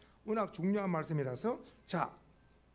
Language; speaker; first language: Korean; native; Korean